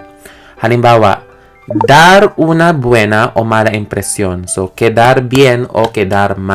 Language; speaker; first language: Spanish; non-native, learner; Filipino